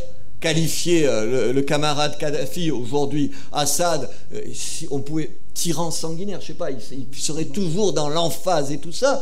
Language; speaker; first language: French; native; French